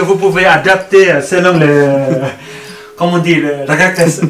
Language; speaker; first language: French; non-native, learner; Indonesian